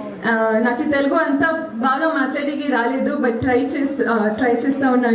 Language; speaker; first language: Telugu; non-native, learner; Kannada